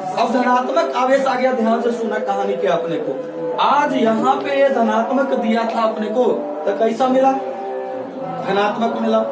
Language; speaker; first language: Hindi; native; Hindi